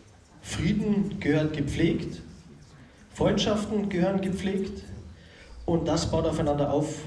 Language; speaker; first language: German; native; German